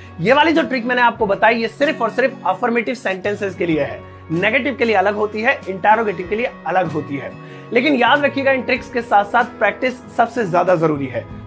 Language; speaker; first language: Hindi; native; Hindi